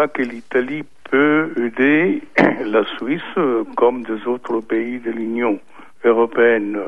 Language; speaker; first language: French; non-native, fluent; Italian